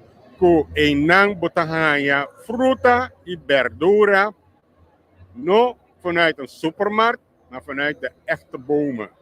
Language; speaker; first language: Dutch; non-native, local second language; Papiamento